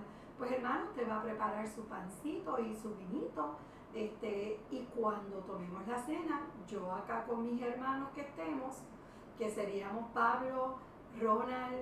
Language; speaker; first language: Spanish; native; Spanish